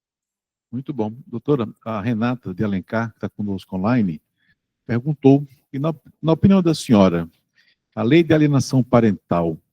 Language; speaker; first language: Portuguese; native; Portuguese